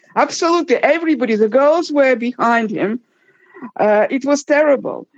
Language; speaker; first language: English; non-native, fluent; German